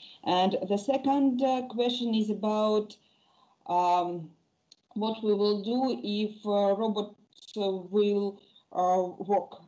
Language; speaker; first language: English; non-native, fluent; Russian